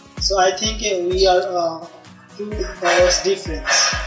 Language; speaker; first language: English; non-native, learner; Bangla